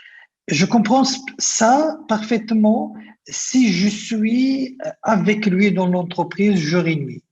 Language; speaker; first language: French; non-native, local second language; Arabic